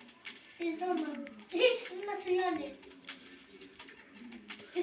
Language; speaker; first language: Turkish; non-native, learner; Azerbaijani